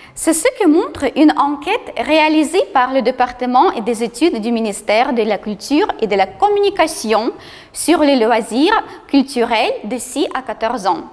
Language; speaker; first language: French; non-native, fluent; Ukrainian